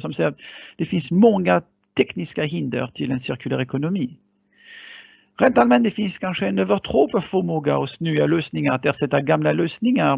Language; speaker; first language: Swedish; non-native, fluent; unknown